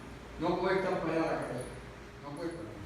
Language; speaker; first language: Spanish; native; Spanish